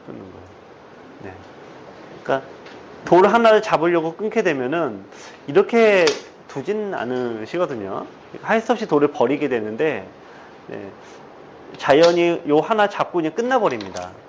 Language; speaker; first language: Korean; native; Korean